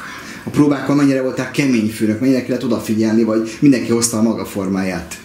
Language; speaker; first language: Hungarian; native; Hungarian